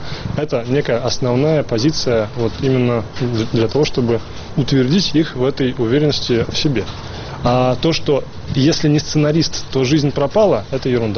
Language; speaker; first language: Russian; native; Russian